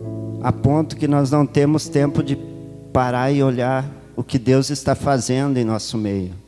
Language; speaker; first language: Portuguese; native; Portuguese